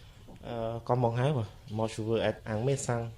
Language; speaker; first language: French; non-native, fluent; Khmer